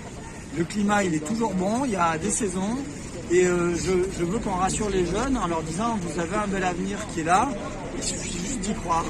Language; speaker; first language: French; native; French